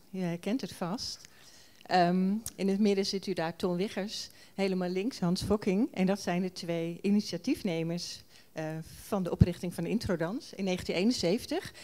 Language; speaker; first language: Dutch; native; Dutch